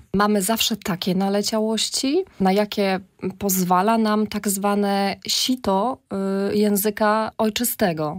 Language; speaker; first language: Polish; native; Polish